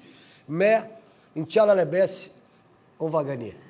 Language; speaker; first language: French; non-native, fluent; Portuguese